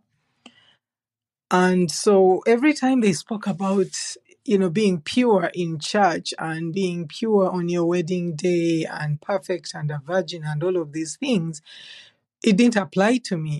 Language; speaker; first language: English; non-native, local second language; Ganda